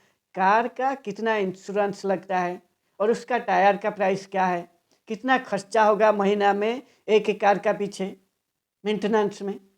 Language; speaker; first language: Hindi; non-native, local second language; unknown